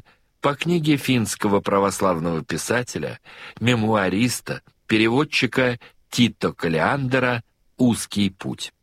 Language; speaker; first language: Russian; native; Russian